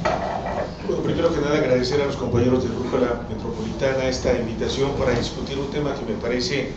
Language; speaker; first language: Spanish; native; Spanish